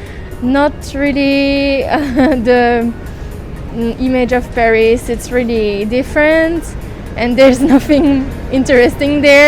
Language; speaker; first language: English; non-native, fluent; French